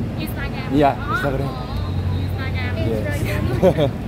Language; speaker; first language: English; non-native, learner; Korean